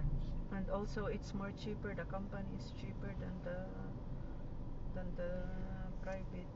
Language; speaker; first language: English; non-native, local second language; Iloko